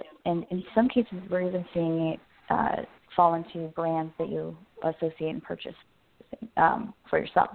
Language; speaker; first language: English; native; English